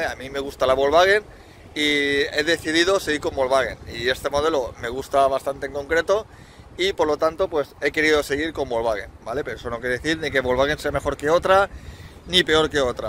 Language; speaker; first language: Spanish; native; Spanish